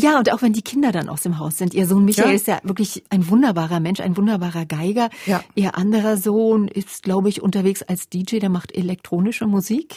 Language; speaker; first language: German; native; German